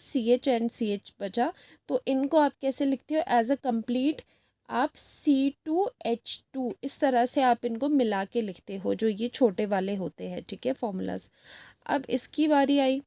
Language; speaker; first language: Hindi; native; Hindi